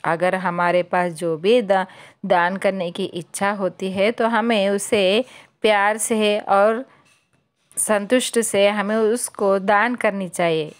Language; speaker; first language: Hindi; non-native, local second language; Telugu